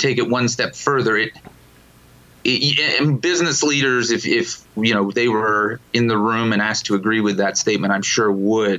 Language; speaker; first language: English; native; English